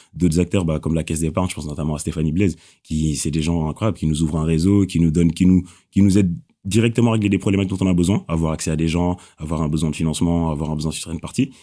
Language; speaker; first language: French; non-native, local second language; Wolof